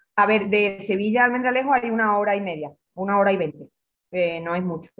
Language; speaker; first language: Spanish; native; Spanish